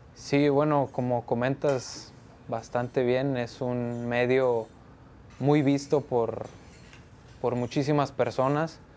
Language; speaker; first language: Spanish; native; Spanish